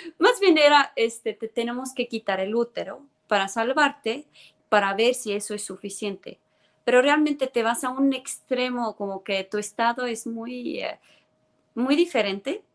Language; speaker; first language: Spanish; non-native, fluent; Estonian